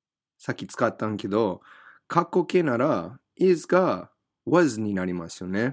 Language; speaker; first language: Japanese; non-native, fluent; English